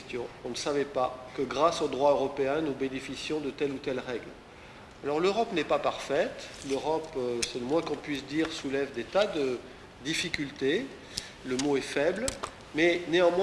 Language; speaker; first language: French; native; French